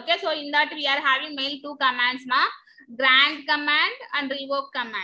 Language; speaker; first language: English; non-native, local second language; Telugu